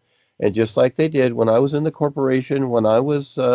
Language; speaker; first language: English; native; English